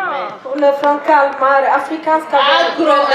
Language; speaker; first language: Swedish; non-native, learner; Swahili